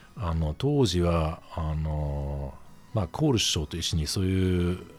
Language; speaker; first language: Japanese; non-native, fluent; German